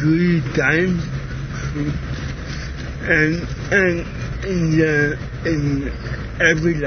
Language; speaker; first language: English; non-native, learner; German